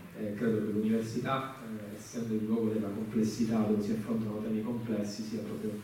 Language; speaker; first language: Italian; native; Italian